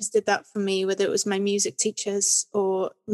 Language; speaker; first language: English; native; English